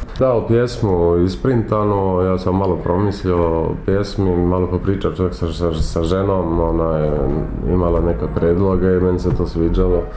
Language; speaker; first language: Croatian; early bilingual, heritage; Croatian